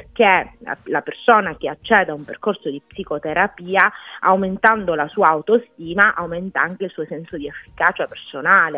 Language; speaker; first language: Italian; native; Italian